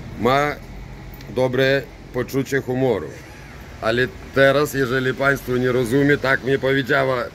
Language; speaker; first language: Polish; non-native, learner; Russian